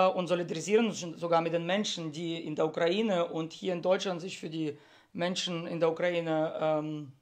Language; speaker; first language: German; early bilingual, heritage; Russian